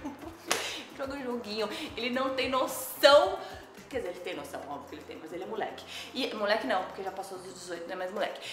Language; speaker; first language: Portuguese; native; Portuguese